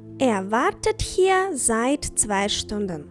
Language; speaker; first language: German; non-native, fluent; Ukrainian